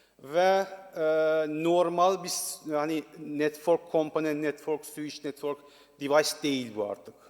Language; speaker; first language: Turkish; non-native, learner; Persian